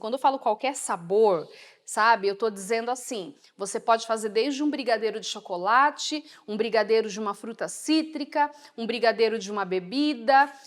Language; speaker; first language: Portuguese; native; Portuguese